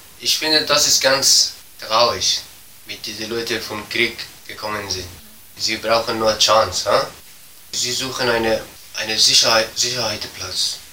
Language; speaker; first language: German; non-native, learner; Persian